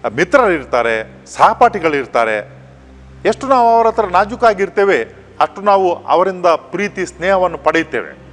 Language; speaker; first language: Kannada; non-native, local second language; Konkani